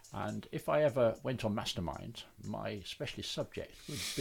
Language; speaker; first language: English; native; English